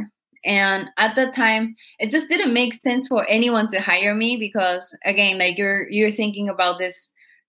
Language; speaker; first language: English; non-native, fluent; Japanese